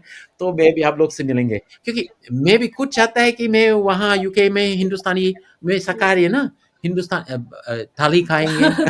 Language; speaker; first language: Hindi; non-native, fluent; English